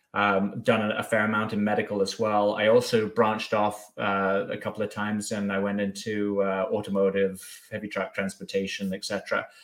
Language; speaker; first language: English; native; English